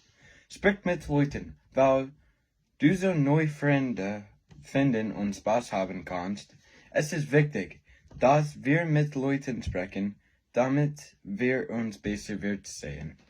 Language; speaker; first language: German; non-native, learner; English